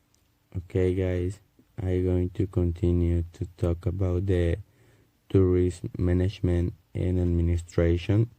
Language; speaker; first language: English; non-native, learner; Spanish